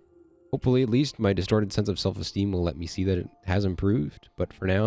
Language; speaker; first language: English; native; English